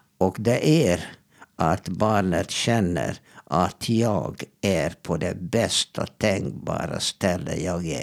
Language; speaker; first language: Swedish; non-native, fluent; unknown